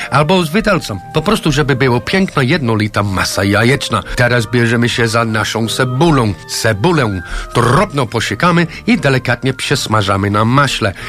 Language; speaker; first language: Polish; non-native, fluent; English